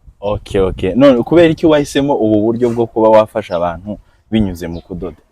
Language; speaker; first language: Kinyarwanda; native; Kinyarwanda